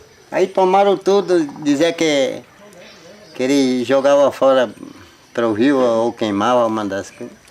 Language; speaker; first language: Portuguese; non-native, local second language; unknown